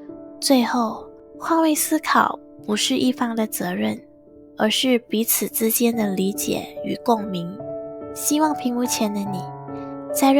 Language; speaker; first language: Chinese; native; Chinese